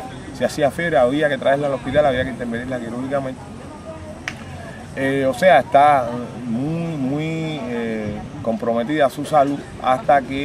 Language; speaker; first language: Spanish; native; Spanish